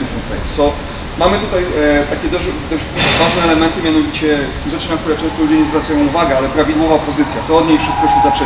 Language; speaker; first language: Polish; native; Polish